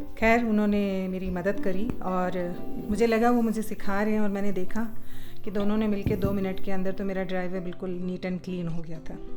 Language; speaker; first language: Hindi; native; Hindi